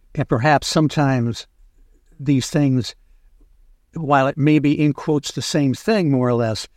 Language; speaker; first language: English; native; English